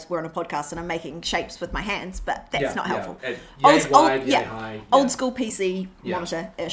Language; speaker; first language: English; native; English